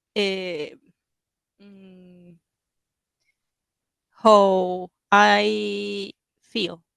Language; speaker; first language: English; non-native, learner; Spanish